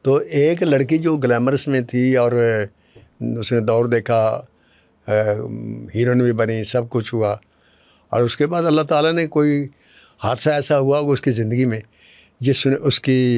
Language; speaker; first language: Urdu; non-native, local second language; Punjabi